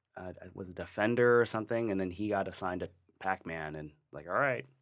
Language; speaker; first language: English; native; English